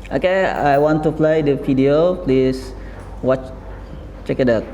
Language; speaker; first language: English; non-native, learner; Indonesian